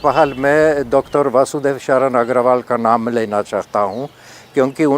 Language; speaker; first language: Hindi; non-native, fluent; Polish